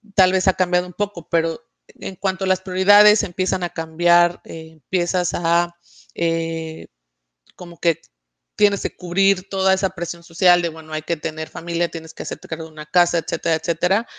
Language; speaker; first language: Spanish; native; Spanish